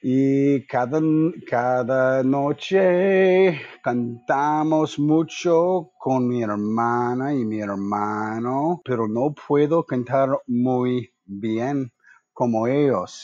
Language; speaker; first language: Spanish; non-native, learner; English